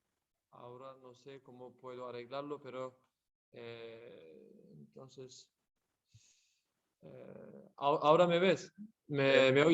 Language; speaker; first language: Spanish; non-native, learner; Turkish